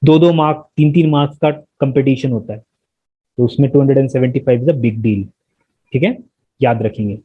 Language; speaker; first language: Hindi; non-native, local second language; Marathi